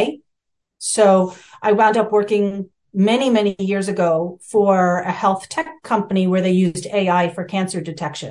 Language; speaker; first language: English; native; English